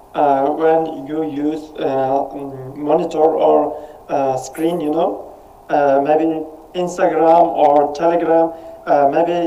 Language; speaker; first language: English; non-native, learner; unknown